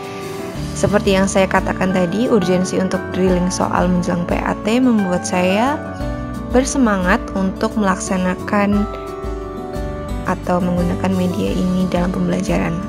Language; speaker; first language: Indonesian; native; Indonesian